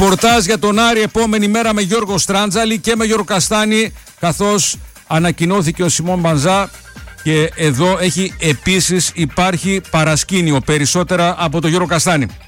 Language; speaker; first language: Greek; native; Greek